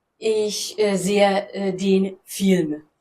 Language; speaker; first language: German; non-native, fluent; French